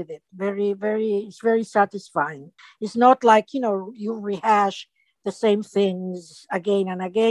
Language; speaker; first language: English; non-native, fluent; Spanish